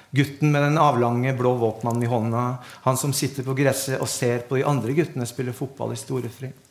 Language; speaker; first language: Norwegian; native; Norwegian